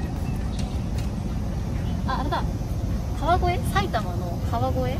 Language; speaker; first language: Japanese; native; Japanese